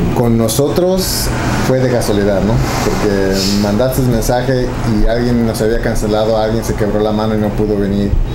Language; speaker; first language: Spanish; early bilingual, heritage; Spanish